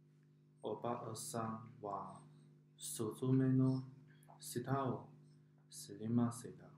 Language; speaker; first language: Japanese; non-native, learner; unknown